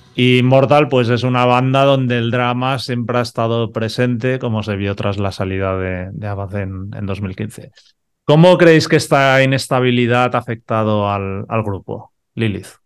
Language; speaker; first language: Spanish; non-native, local second language; Catalan